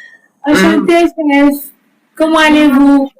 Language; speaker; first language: French; non-native, local second language; Haitian Creole